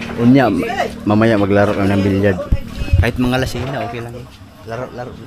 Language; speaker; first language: Filipino; non-native, local second language; Cebuano